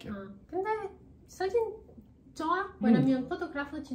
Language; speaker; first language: Korean; non-native, learner; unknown